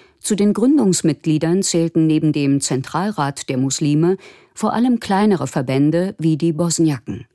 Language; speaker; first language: German; native; German